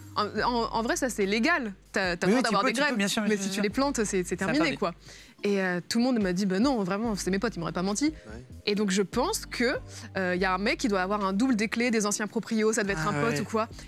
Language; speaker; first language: French; native; French